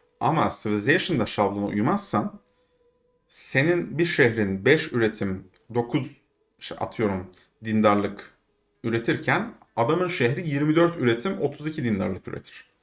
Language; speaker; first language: Turkish; native; Turkish